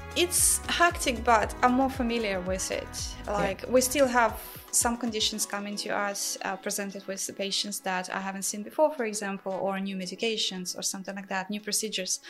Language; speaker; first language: English; non-native, fluent; Ukrainian